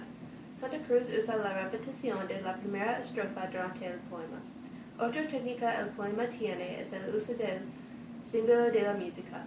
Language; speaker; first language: Spanish; non-native, learner; English